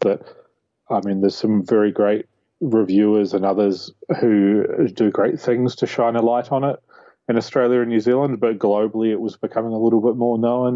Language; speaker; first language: English; native; English